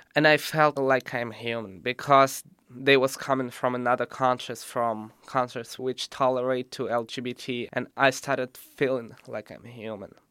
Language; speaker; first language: English; non-native, fluent; Russian